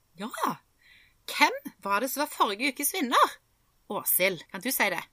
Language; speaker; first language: Norwegian; native; Norwegian